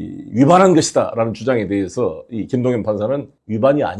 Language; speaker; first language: Korean; native; Korean